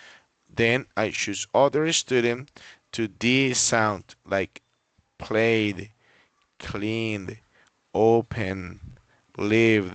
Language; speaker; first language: English; non-native, fluent; Spanish